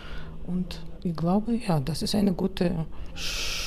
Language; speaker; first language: German; non-native, learner; Russian